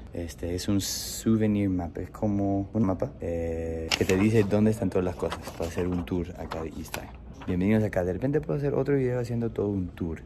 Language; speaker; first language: Spanish; non-native, fluent; English